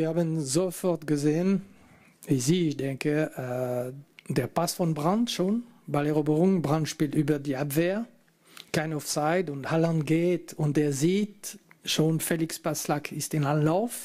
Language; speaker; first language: German; non-native, fluent; French